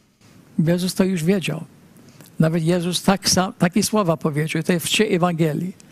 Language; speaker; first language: Polish; early bilingual, heritage; Polish